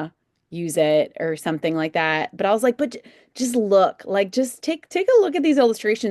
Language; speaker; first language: English; native; English